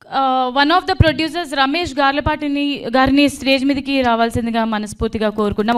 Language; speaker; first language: Telugu; native; Telugu